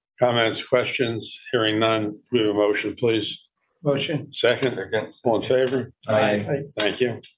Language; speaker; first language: English; native; English